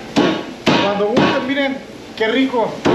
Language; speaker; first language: Spanish; native; Spanish